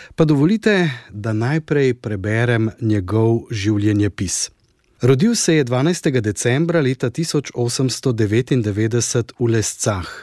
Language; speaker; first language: Slovenian; native; Slovenian